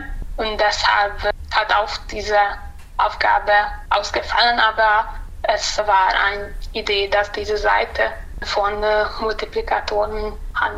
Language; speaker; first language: German; non-native, local second language; Hungarian